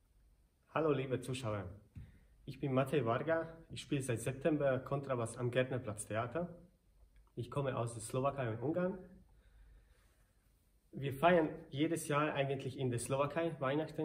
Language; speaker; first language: German; non-native, fluent; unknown